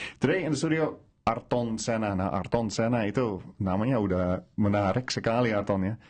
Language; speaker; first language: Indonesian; non-native, fluent; Dutch